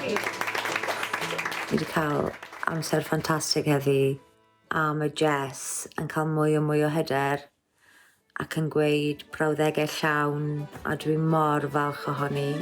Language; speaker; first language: Welsh; native; Welsh